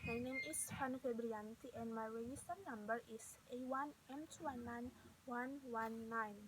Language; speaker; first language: English; non-native, learner; Indonesian